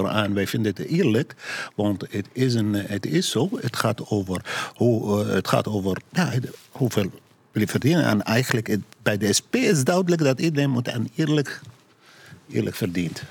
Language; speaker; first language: Dutch; non-native, learner; Arabic